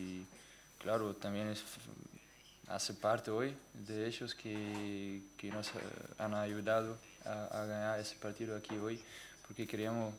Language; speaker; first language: Spanish; non-native, learner; German